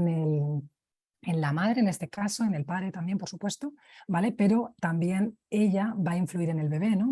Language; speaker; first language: Spanish; native; Spanish